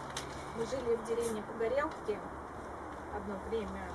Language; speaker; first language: Russian; native; Russian